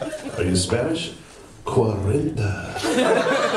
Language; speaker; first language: English; native; English